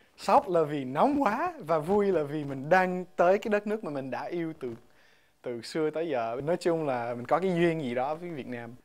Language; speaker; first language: Vietnamese; non-native, fluent; English